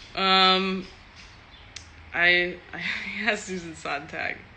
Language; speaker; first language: English; early bilingual, other home language; Spanish